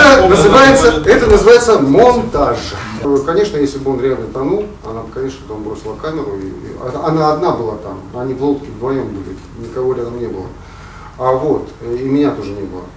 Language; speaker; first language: Russian; native; Russian